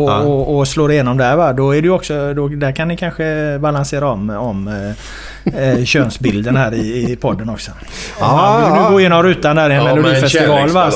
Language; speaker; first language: Swedish; native; Swedish